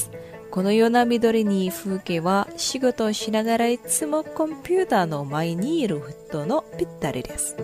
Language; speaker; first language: Japanese; non-native, fluent; Indonesian